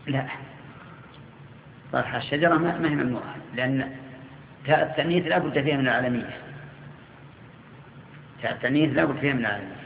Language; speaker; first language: Arabic; native; Arabic